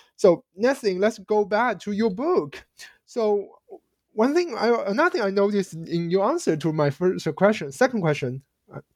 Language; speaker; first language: English; non-native, fluent; Chinese